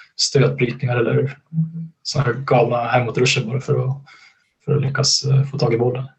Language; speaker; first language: Swedish; native; Swedish